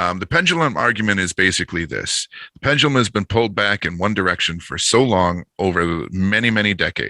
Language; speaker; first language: English; native; English